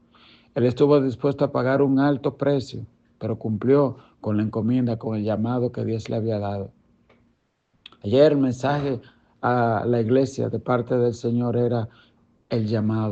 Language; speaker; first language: Spanish; native; Spanish